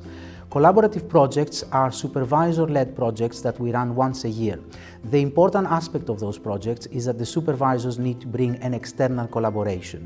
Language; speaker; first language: English; non-native, fluent; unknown